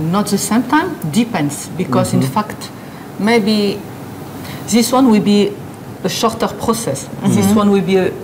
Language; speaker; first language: English; non-native, learner; French